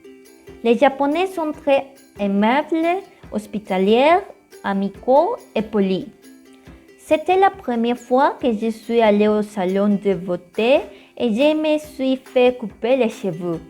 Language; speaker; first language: French; non-native, learner; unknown